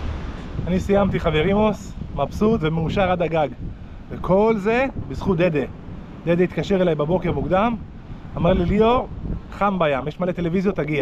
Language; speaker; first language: Hebrew; native; Hebrew